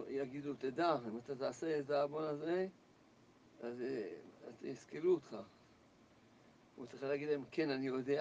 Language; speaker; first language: Hebrew; early bilingual, other home language; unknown